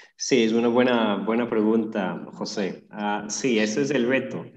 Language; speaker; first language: Spanish; non-native, fluent; English